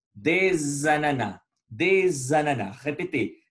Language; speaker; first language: French; non-native, learner; Spanish